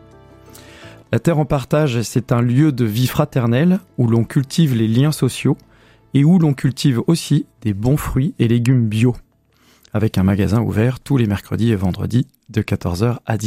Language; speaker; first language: French; native; French